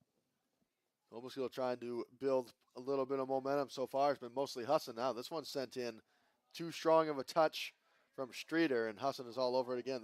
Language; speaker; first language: English; native; English